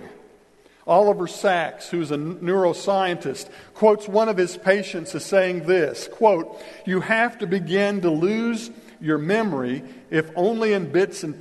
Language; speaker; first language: English; native; English